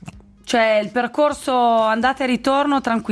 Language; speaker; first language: Italian; native; Italian